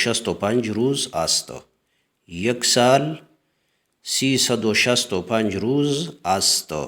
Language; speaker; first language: Persian; non-native, fluent; Urdu